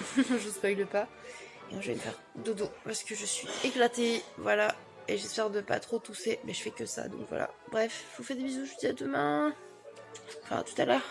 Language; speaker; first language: French; native; French